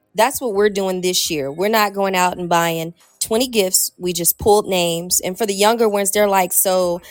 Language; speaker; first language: English; native; English